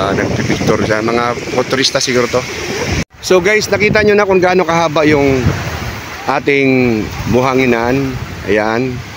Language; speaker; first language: Filipino; non-native, local second language; Cebuano